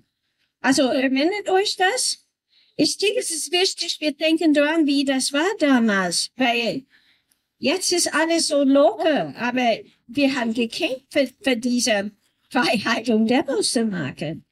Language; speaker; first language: German; non-native, learner; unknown